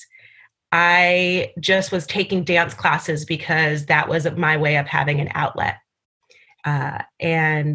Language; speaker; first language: English; native; English